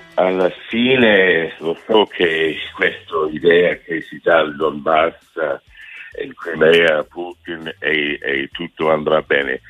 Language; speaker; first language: Italian; non-native, fluent; English